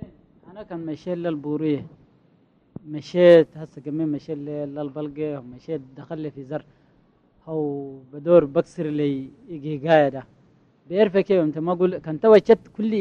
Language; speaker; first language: Arabic; native; Arabic